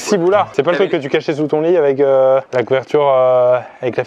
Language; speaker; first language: French; native; French